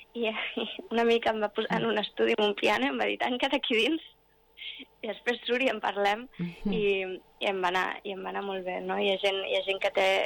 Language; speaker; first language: Catalan; non-native, local second language; English